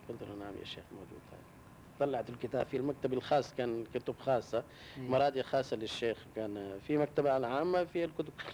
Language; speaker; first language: Arabic; non-native, local second language; Urdu